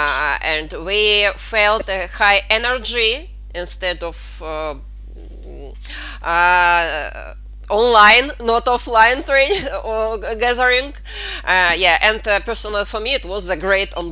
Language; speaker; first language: English; non-native, fluent; Russian